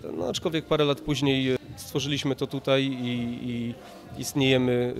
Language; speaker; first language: Polish; early bilingual, heritage; Polish